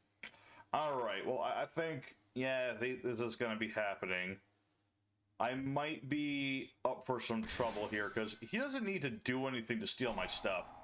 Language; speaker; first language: English; native; English